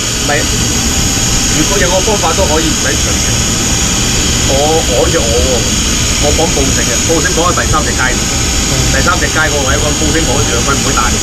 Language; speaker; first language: Chinese; native; Chinese